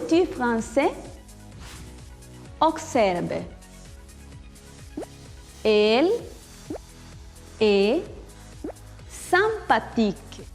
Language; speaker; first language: French; non-native, fluent; Spanish